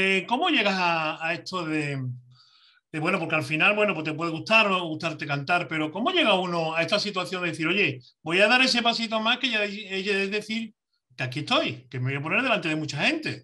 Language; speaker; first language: Spanish; native; Spanish